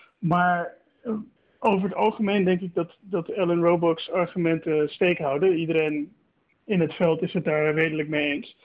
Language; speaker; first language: Dutch; native; Dutch